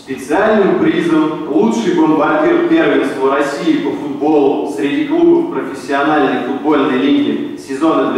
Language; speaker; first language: Russian; native; Russian